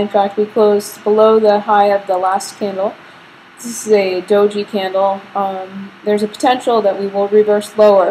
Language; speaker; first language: English; native; English